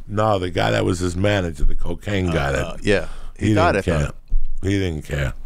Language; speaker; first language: English; native; English